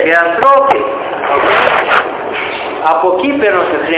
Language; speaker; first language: Greek; early bilingual, heritage; Greek